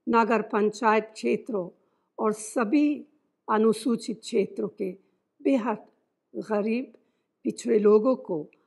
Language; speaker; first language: Hindi; non-native, fluent; Italian